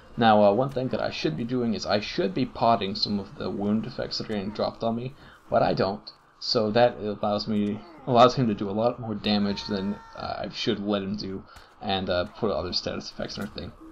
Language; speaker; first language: English; native; English